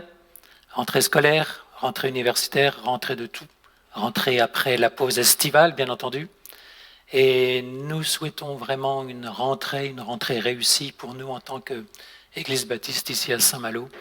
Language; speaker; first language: French; native; French